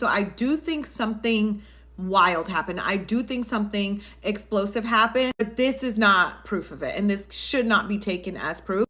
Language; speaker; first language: English; native; English